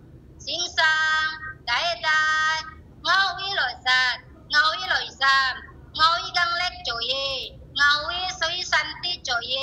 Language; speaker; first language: Chinese; non-native, learner; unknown